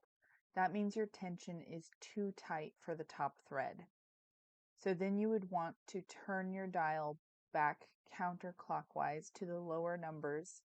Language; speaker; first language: English; native; English